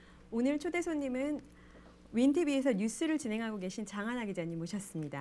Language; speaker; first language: Korean; native; Korean